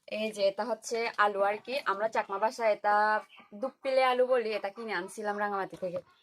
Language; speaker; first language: Bangla; non-native, local second language; Chakma